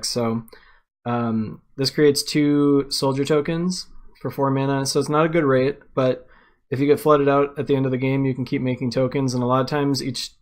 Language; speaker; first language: English; native; English